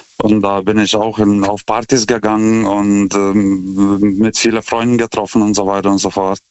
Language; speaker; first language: German; non-native, fluent; Lithuanian